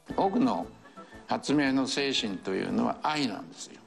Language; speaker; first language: Japanese; native; Japanese